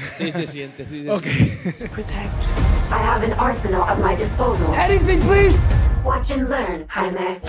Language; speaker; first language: Spanish; native; Spanish